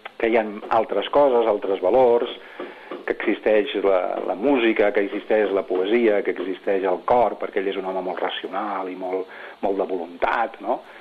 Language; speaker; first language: Catalan; non-native, local second language; Spanish